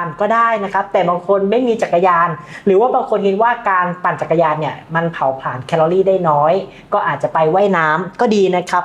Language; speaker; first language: Thai; native; Thai